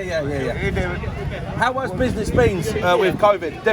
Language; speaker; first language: English; native; English